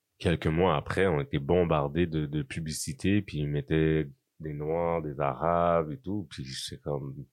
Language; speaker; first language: French; native; French